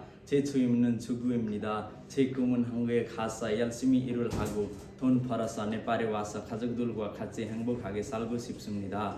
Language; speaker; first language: Korean; non-native, learner; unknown